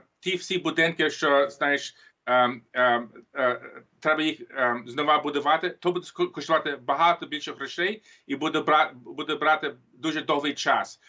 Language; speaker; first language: Ukrainian; early bilingual, heritage; Ukrainian